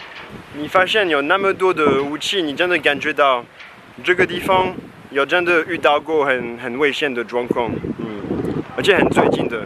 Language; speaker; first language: Chinese; non-native, fluent; French